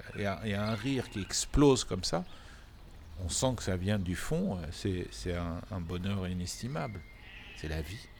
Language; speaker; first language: French; non-native, local second language; Arabic